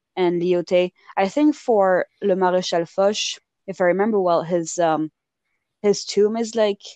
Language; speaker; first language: English; non-native, fluent; French